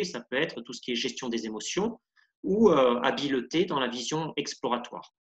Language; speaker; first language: French; native; French